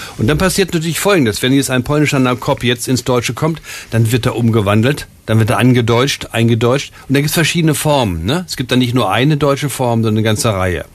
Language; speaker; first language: German; native; German